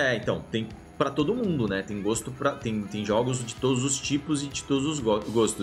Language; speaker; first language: Portuguese; native; Portuguese